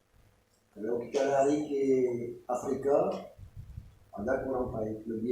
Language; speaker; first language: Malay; non-native, learner; French